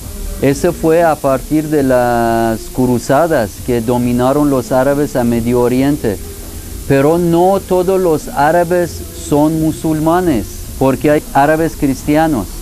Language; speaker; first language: Spanish; non-native, fluent; Persian